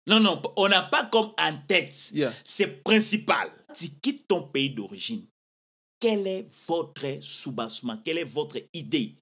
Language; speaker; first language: French; non-native, local second language; Lingala